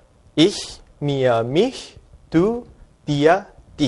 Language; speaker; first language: German; non-native, fluent; Korean